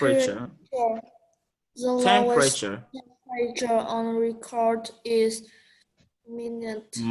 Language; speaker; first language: English; non-native, learner; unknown